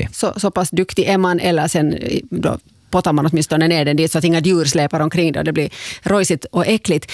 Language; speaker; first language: Swedish; native; Swedish